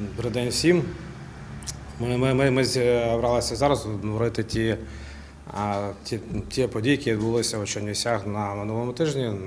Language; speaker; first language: Ukrainian; non-native, local second language; Russian